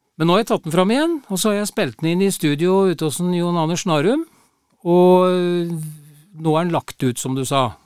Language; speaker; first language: Norwegian; native; Norwegian